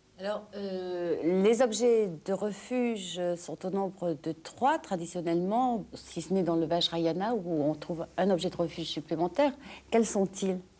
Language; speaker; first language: French; native; French